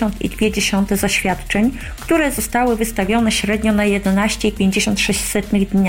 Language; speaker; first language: Polish; native; Polish